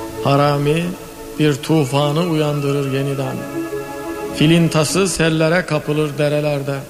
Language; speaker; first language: Turkish; native; Turkish